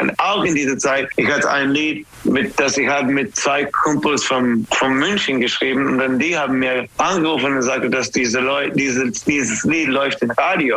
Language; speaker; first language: German; non-native, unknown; English